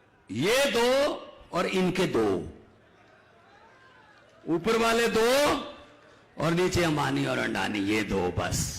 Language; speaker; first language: Hindi; non-native, local second language; Punjabi